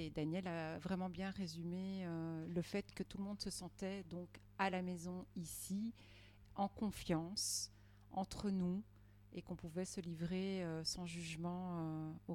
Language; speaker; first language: French; native; French